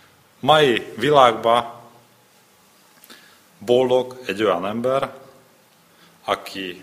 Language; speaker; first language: Hungarian; non-native, learner; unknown